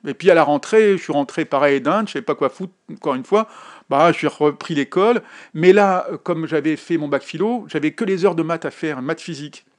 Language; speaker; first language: French; native; French